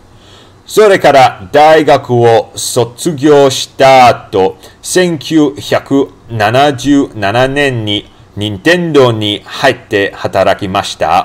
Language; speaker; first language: Japanese; non-native, learner; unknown